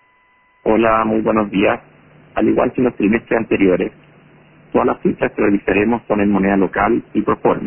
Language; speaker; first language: Spanish; native; Spanish